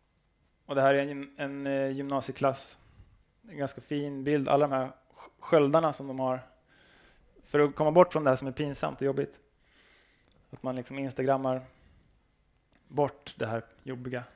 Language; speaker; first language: Swedish; native; Swedish